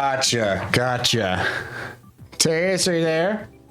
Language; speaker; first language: English; native; English